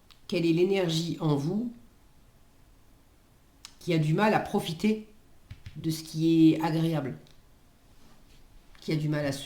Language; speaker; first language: French; native; French